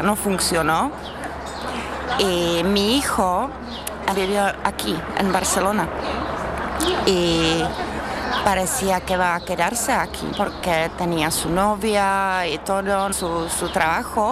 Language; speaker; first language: Spanish; non-native, fluent; Czech